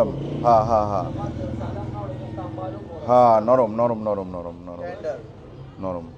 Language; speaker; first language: Hindi; non-native, learner; Bangla